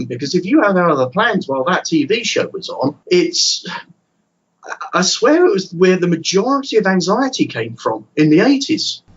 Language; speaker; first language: English; native; English